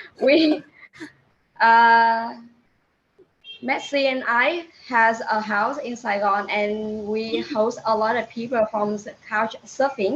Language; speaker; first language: English; non-native, learner; Vietnamese